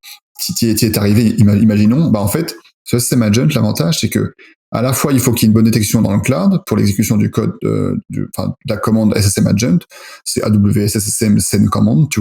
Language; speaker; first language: French; native; French